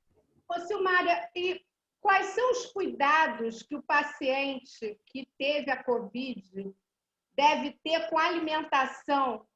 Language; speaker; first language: Portuguese; native; Portuguese